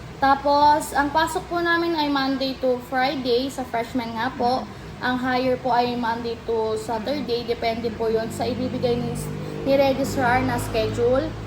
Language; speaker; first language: Filipino; native; Filipino